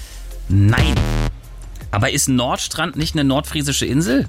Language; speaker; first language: German; native; German